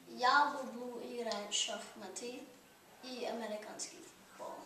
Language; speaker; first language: Russian; non-native, learner; English